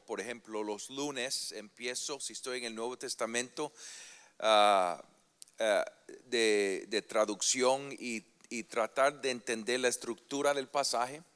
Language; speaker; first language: Spanish; early bilingual, heritage; Spanish